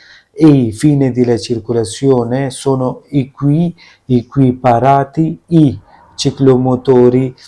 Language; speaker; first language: Italian; non-native, learner; Urdu